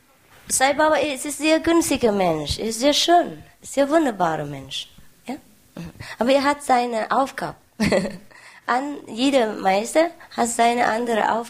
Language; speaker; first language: German; non-native, learner; Vietnamese